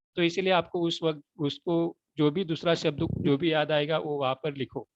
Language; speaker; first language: Hindi; non-native, local second language; Marathi